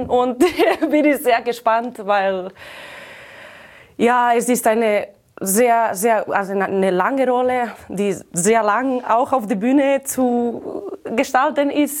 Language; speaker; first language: German; non-native, fluent; Catalan